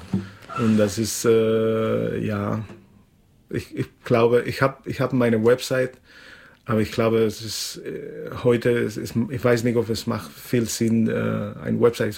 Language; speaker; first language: German; non-native, fluent; Spanish